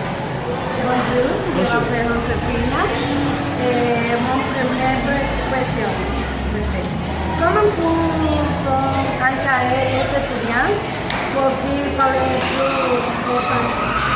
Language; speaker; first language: French; non-native, learner; Spanish